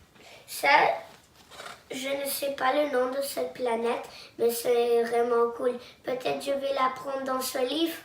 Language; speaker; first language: French; non-native, local second language; English